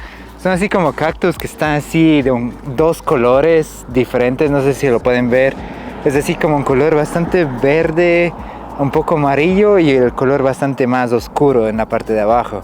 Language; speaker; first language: Spanish; native; Spanish